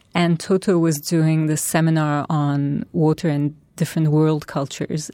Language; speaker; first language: English; non-native, fluent; Turkish